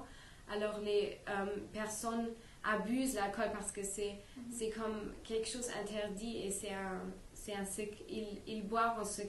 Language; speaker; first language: French; non-native, learner; English